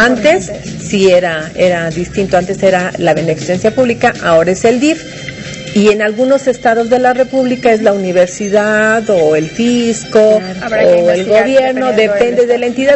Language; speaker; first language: Spanish; native; Spanish